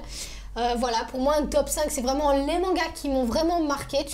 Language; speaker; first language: French; native; French